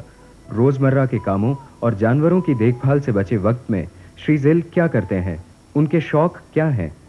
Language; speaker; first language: Hindi; native; Hindi